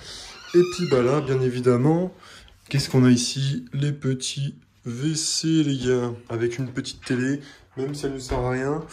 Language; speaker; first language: French; native; French